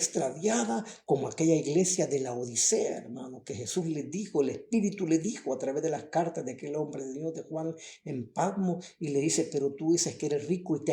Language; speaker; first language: Spanish; native; Spanish